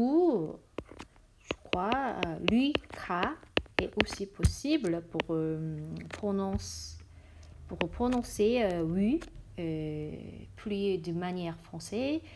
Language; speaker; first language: French; non-native, fluent; Korean